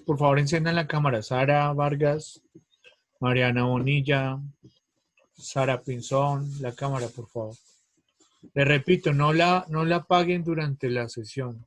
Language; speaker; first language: Spanish; native; Spanish